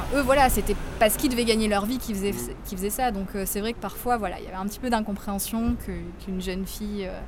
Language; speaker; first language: French; native; French